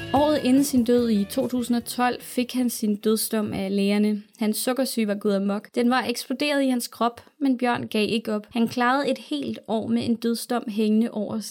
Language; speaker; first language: Danish; native; Danish